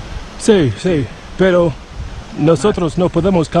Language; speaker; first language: Spanish; non-native, learner; English